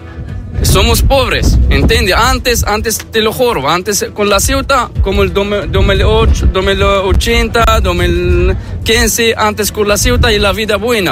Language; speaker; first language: Spanish; non-native, learner; Arabic